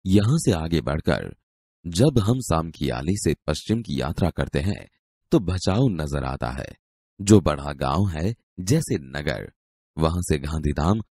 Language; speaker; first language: Hindi; non-native, local second language; Gujarati